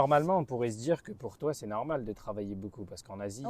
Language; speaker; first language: French; native; French